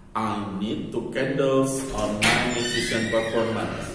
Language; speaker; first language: English; non-native, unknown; Indonesian